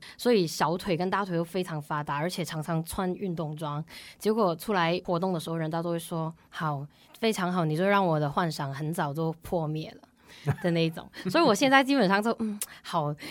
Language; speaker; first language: Chinese; non-native, local second language; Cantonese